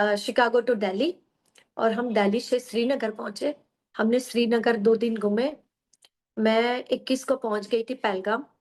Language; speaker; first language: Hindi; non-native, local second language; Gujarati